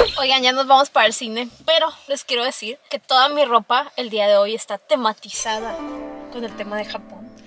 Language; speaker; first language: Spanish; native; Spanish